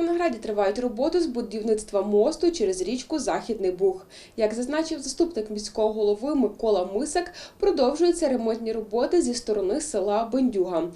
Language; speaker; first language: Ukrainian; native; Ukrainian